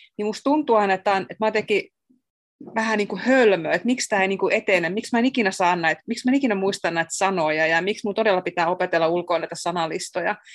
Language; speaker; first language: Finnish; native; Finnish